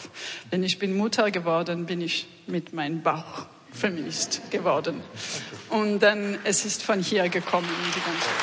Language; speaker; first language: German; non-native, learner; French